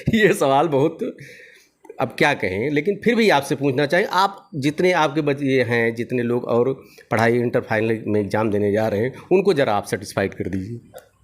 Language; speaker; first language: Hindi; native; Hindi